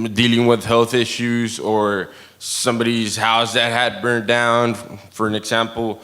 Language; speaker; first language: English; early bilingual, other home language; Spanish